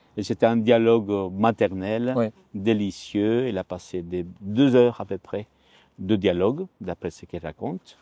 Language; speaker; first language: French; non-native, fluent; Spanish